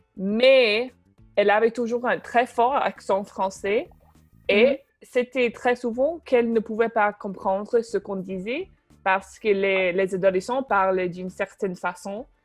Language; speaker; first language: French; non-native, fluent; English